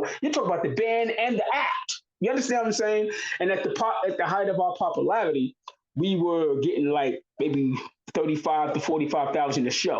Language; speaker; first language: English; native; English